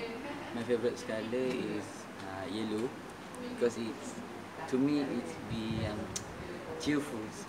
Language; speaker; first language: English; non-native, local second language; Malay